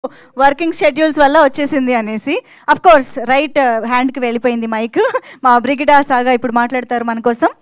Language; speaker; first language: Telugu; native; Telugu